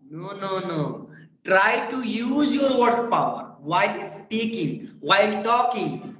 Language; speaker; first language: English; non-native, learner; Bhojpuri